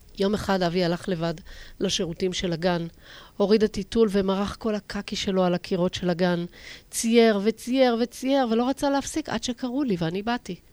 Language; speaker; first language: Hebrew; native; Hebrew